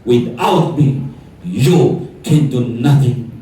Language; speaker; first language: English; non-native, local second language; Filipino